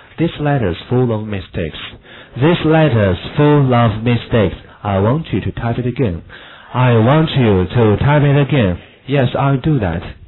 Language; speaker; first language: English; non-native, fluent; Chinese